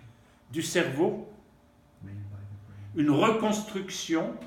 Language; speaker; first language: French; native; French